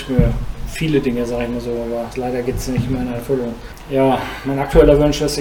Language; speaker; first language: German; native; German